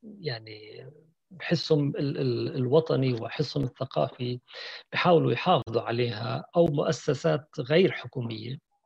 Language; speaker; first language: Arabic; native; Arabic